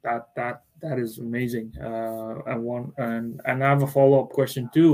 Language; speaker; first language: English; non-native, local second language; Bangla